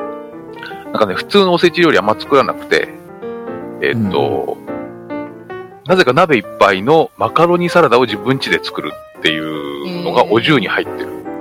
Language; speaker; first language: Japanese; native; Japanese